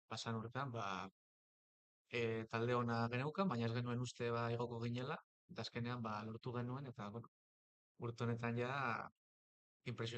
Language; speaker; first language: Basque; non-native, local second language; Spanish